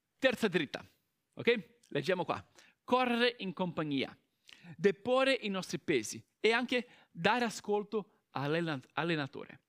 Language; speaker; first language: Italian; non-native, fluent; Portuguese